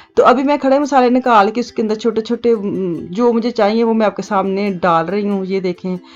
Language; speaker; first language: Urdu; non-native, local second language; Punjabi